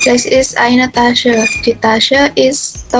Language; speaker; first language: German; non-native, learner; Indonesian